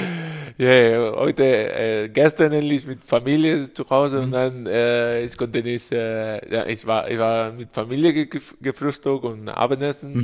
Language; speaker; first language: German; non-native, learner; Spanish